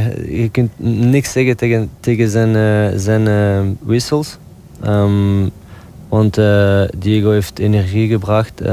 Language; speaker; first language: Dutch; non-native, local second language; French